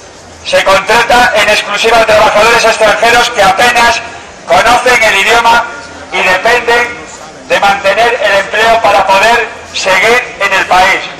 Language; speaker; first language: Spanish; native; Spanish